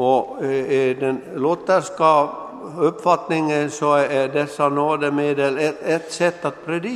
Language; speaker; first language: Swedish; non-native, local second language; Finnish